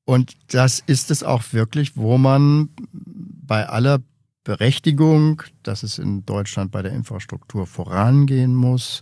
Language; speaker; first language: German; native; German